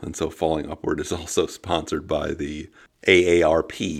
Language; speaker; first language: English; native; English